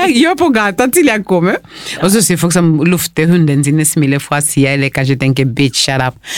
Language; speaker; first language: Norwegian; non-native, fluent; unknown